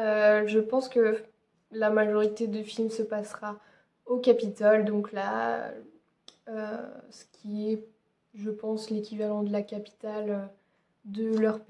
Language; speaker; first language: French; native; French